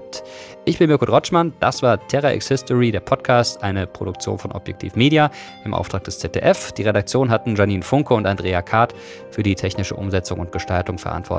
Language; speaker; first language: German; native; German